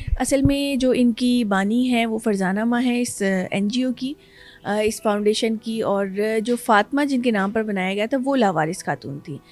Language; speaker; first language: Urdu; native; Urdu